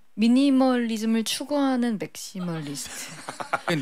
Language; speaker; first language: Korean; native; Korean